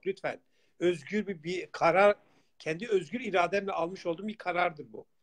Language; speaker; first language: Turkish; non-native, local second language; Kurdish